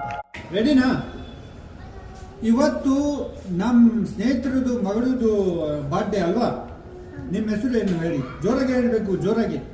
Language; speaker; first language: Kannada; non-native, local second language; Ladakhi